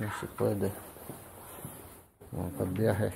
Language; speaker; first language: Spanish; non-native, learner; Filipino